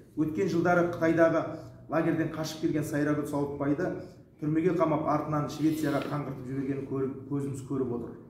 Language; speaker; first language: Kazakh; early bilingual, heritage; Kazakh